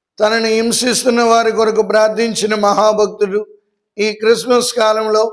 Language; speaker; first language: Telugu; native; Telugu